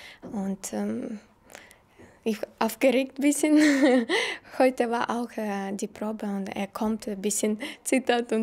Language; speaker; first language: German; non-native, learner; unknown